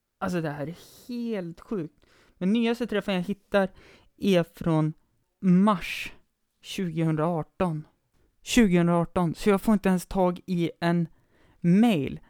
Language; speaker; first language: Swedish; native; Swedish